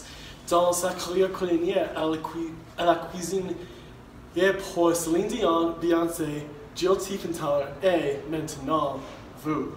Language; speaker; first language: French; non-native, learner; English